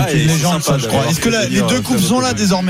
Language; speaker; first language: French; native; French